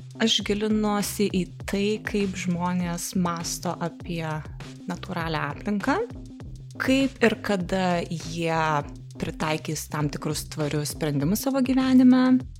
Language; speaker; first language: Lithuanian; native; Lithuanian